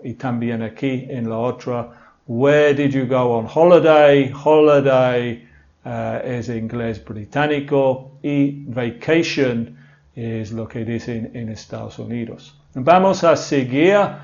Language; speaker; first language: Spanish; non-native, fluent; English